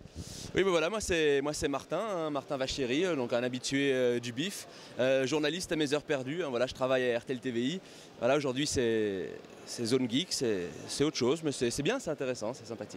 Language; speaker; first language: French; native; French